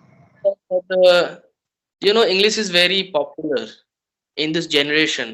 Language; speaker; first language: English; non-native, learner; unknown